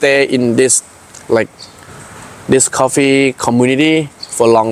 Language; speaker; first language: English; non-native, learner; Thai